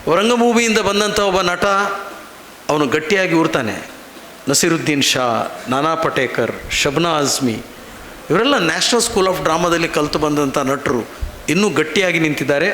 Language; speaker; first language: Kannada; non-native, local second language; Konkani